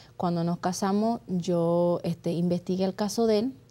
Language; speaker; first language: Spanish; early bilingual, heritage; Spanish